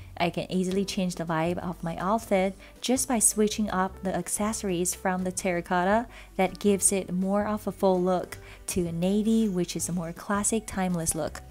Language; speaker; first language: English; non-native, fluent; Chinese